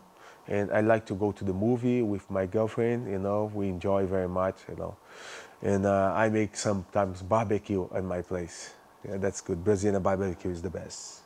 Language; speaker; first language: English; non-native, learner; Portuguese